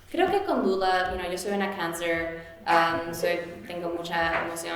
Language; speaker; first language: Spanish; early bilingual, heritage; Spanish